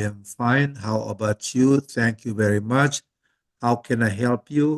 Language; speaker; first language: English; non-native, fluent; Indonesian